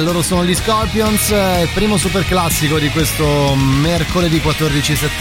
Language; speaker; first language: Italian; native; Italian